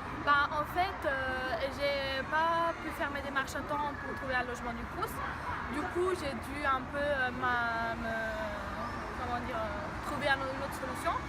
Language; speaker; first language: French; non-native, fluent; Italian